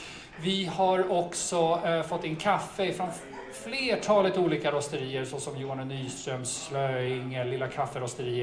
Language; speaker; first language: Swedish; native; Swedish